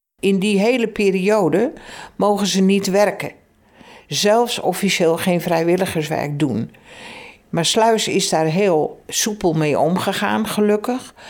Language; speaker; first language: Dutch; native; Dutch